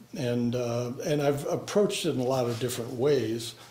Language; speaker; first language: English; native; English